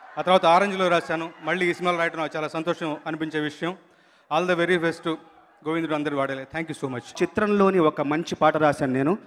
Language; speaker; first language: Telugu; native; Telugu